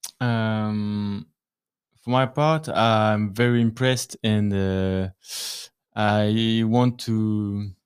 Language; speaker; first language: English; non-native, learner; French